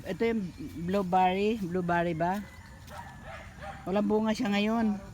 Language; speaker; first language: Filipino; native; Filipino